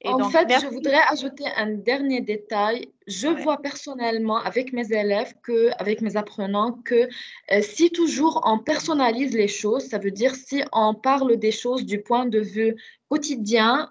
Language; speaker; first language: French; non-native, fluent; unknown